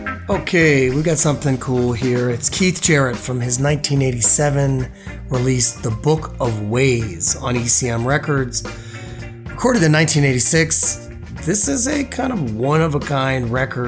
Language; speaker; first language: English; native; English